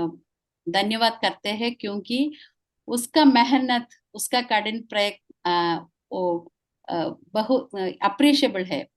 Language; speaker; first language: Hindi; non-native, local second language; Malayalam